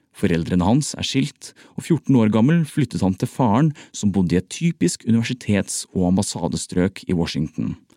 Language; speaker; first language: Norwegian; native; Norwegian